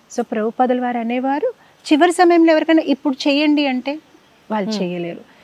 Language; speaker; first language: Telugu; non-native, fluent; Gujarati